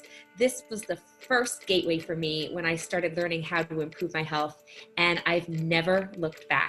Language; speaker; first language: English; native; English